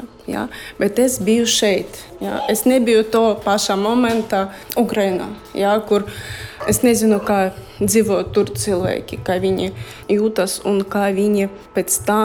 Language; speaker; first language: Latvian; non-native, learner; Russian